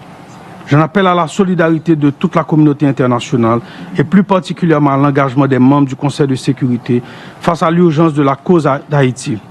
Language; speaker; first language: French; non-native, local second language; Haitian Creole